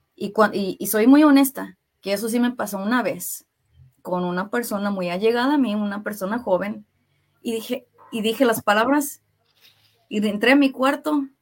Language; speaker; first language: Spanish; early bilingual, heritage; Spanish